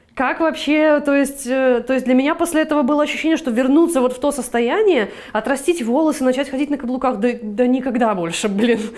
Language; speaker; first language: Russian; native; Russian